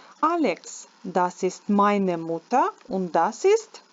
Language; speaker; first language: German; non-native, learner; Ukrainian